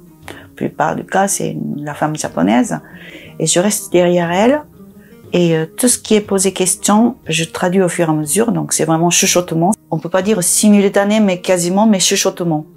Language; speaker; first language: French; non-native, fluent; Japanese